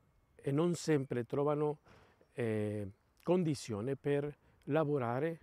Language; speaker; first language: Italian; non-native, fluent; Spanish